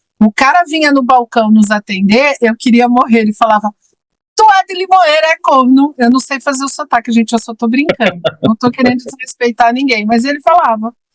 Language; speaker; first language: Portuguese; native; Portuguese